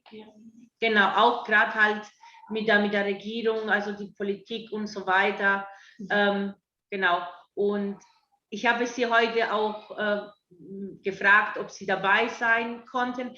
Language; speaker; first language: German; non-native, fluent; Italian